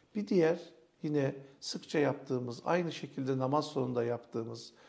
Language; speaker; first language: Turkish; native; Turkish